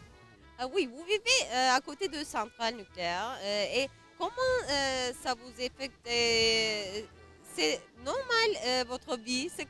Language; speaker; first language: French; non-native, learner; Turkish